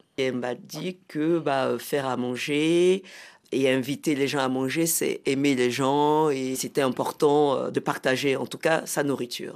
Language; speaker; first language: French; native; French